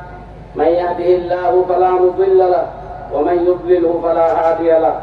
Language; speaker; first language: Arabic; non-native, fluent; Bangla